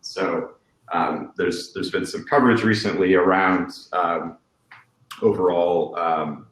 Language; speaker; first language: English; native; English